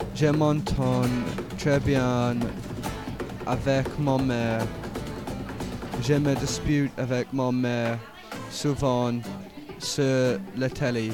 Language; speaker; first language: French; non-native, learner; English